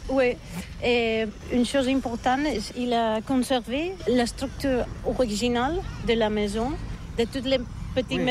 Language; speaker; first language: French; non-native, learner; Spanish